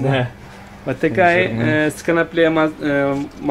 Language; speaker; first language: Russian; non-native, learner; Turkish